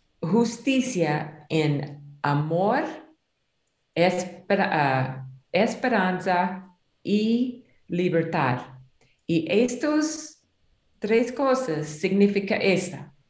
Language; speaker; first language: Spanish; non-native, learner; English